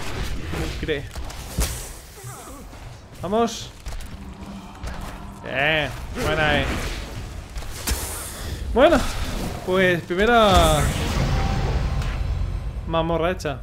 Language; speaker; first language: Spanish; native; Spanish